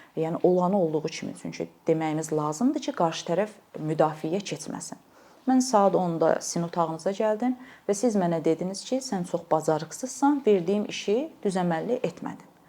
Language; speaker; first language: Azerbaijani; native; Azerbaijani